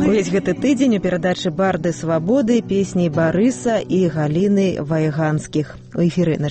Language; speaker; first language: Belarusian; native; Belarusian